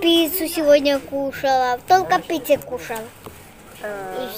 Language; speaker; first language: Russian; early bilingual, heritage; Russian